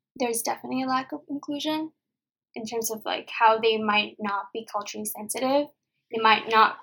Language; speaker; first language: English; non-native, local second language; Nepali